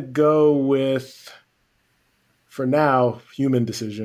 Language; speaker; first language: English; native; English